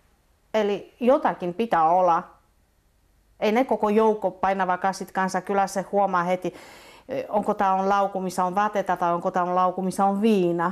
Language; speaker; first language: Finnish; non-native, fluent; Polish